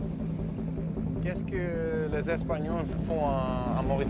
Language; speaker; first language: French; non-native, learner; Dutch